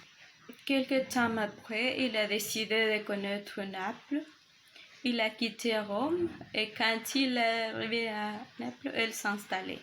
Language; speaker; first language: French; non-native, learner; Spanish